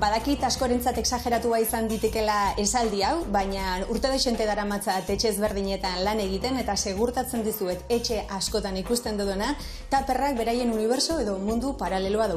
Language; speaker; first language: Basque; native; Basque